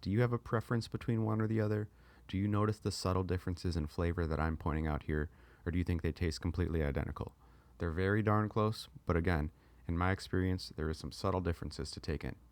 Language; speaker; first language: English; native; English